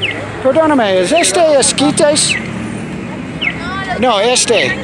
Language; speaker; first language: Spanish; non-native, learner; English